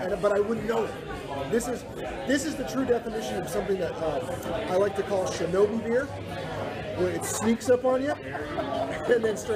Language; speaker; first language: English; native; English